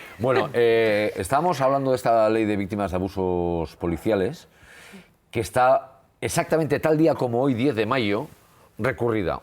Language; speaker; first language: Spanish; native; Spanish